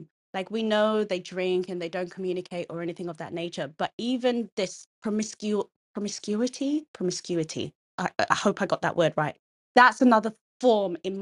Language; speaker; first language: English; non-native, local second language; Kikuyu